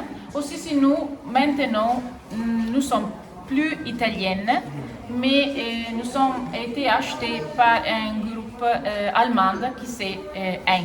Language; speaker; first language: French; non-native, fluent; Italian